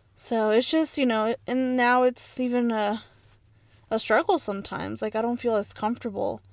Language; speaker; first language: English; early bilingual, other home language; Spanish